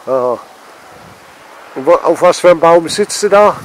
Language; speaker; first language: German; native; German